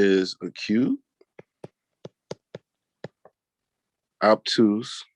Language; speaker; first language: English; native; English